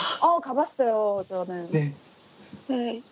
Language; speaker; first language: Korean; non-native, learner; Japanese